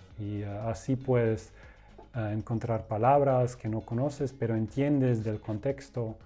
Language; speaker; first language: Spanish; non-native, fluent; German